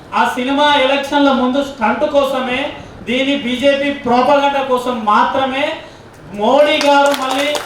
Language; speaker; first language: Telugu; non-native, local second language; Lambadi